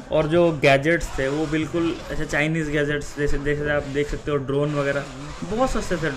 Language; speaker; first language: Hindi; non-native, local second language; Odia